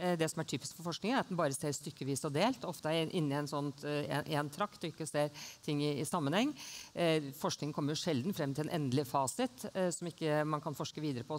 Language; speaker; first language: Norwegian; native; Norwegian